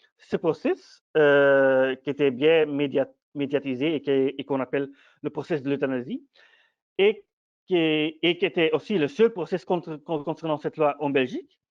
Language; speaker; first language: French; non-native, fluent; Dutch